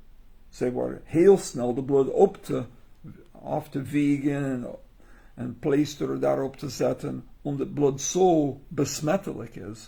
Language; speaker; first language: Dutch; non-native, learner; English